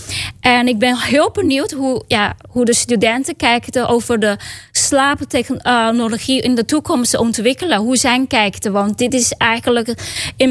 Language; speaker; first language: Dutch; non-native, learner; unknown